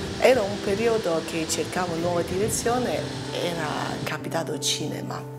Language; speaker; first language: Italian; non-native, fluent; Chinese